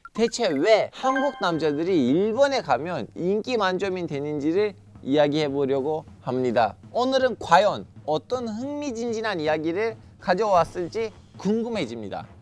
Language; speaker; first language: Korean; non-native, fluent; Turkish